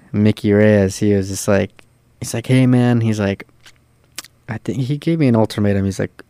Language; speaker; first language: English; native; English